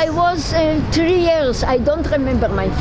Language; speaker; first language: English; non-native, learner; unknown